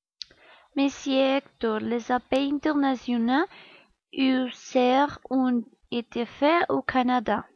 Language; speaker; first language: French; non-native, learner; Spanish